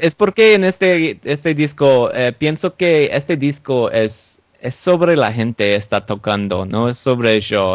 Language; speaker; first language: Spanish; non-native, learner; English